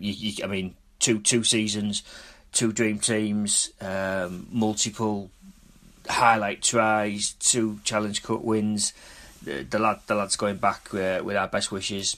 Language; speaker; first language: English; native; English